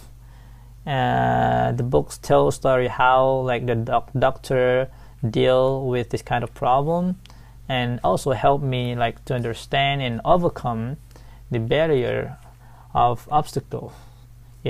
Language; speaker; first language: English; non-native, fluent; Thai